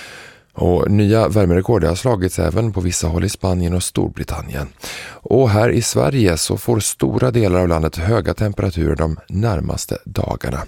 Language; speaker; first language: Swedish; native; Swedish